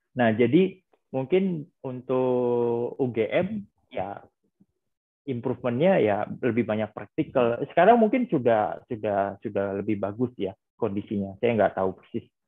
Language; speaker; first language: Indonesian; native; Indonesian